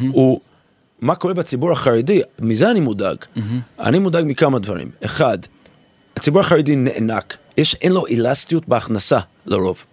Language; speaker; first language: Hebrew; non-native, fluent; English